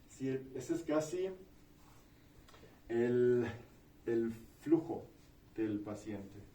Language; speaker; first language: Spanish; non-native, fluent; German